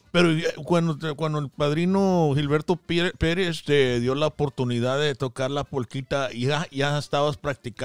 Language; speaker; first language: Spanish; early bilingual, heritage; Spanish